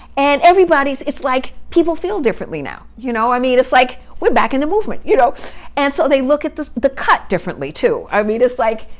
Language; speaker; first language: English; native; English